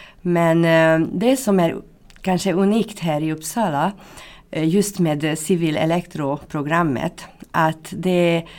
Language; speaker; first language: Swedish; non-native, fluent; Hungarian